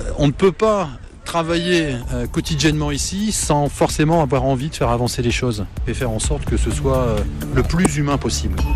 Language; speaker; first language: French; native; French